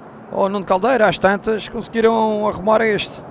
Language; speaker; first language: Portuguese; native; Portuguese